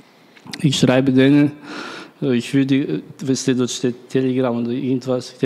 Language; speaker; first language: German; non-native, learner; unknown